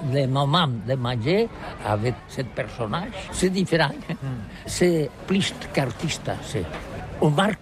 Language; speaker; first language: French; non-native, learner; Catalan